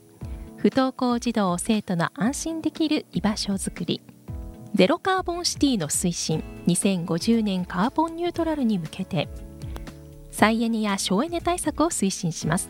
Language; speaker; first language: Japanese; native; Japanese